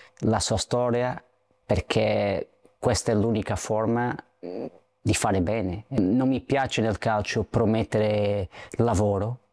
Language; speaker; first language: Italian; non-native, fluent; Portuguese